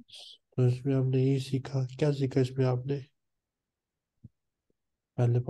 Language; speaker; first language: Urdu; native; Urdu